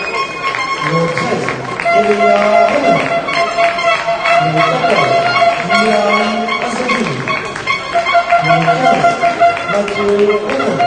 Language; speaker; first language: French; native; French